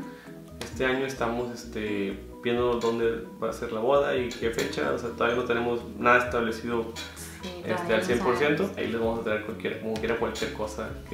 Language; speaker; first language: Spanish; native; Spanish